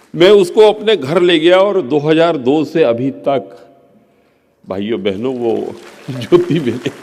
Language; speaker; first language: Hindi; non-native, local second language; Gondi